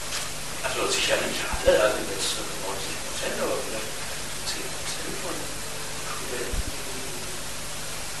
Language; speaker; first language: German; non-native, fluent; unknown